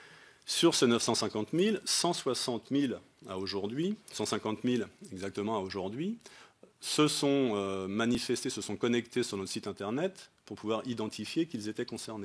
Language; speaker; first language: French; native; French